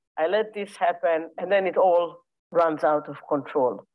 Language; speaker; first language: English; non-native, fluent; Hebrew